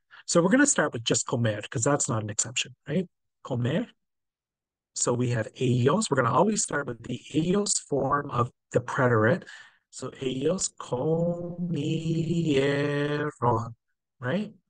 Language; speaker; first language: English; native; English